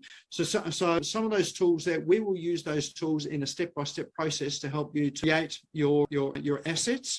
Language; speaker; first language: English; native; English